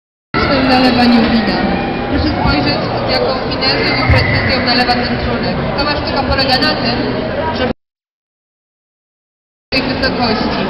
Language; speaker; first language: Polish; native; Polish